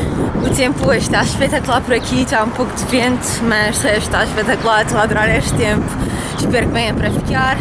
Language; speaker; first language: Portuguese; early bilingual, heritage; Portuguese